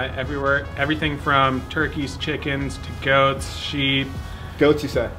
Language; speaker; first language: English; native; English